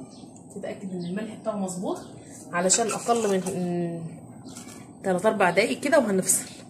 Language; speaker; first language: Arabic; native; Arabic